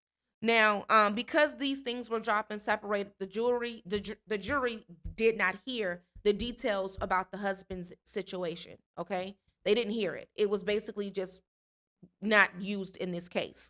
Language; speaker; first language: English; native; English